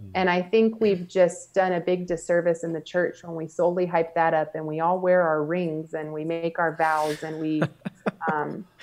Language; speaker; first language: English; native; English